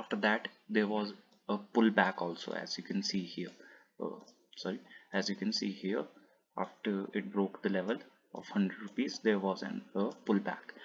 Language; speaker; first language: English; non-native, local second language; Hindi